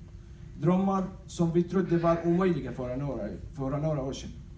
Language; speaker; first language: Swedish; non-native, learner; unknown